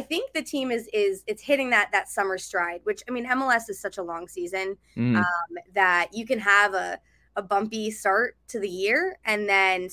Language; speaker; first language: English; native; English